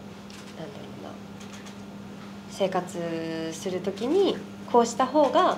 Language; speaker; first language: Japanese; native; Japanese